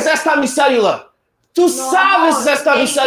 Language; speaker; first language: Spanish; non-native, learner; English